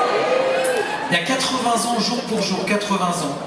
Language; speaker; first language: French; native; French